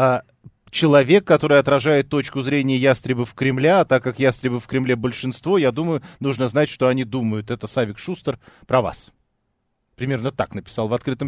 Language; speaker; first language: Russian; native; Russian